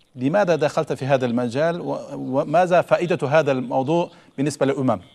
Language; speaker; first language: Arabic; non-native, fluent; Turkish